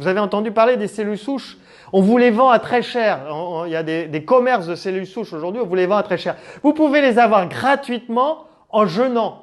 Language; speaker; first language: French; native; French